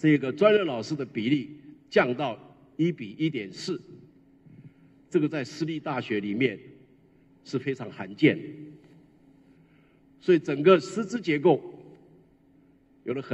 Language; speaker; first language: Chinese; native; Chinese